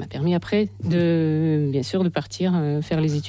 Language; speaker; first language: French; non-native, fluent; Russian